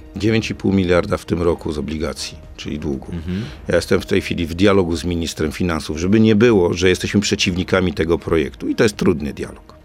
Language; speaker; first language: Polish; native; Polish